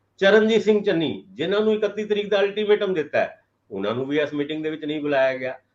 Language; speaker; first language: Punjabi; non-native, local second language; Hindi